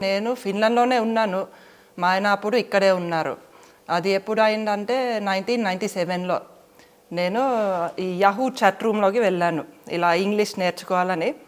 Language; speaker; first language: Telugu; non-native, fluent; Finnish